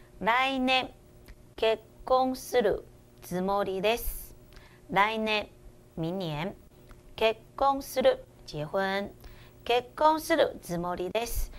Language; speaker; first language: Japanese; non-native, fluent; Chinese